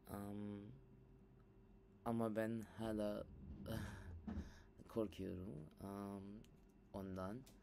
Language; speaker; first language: Turkish; non-native, learner; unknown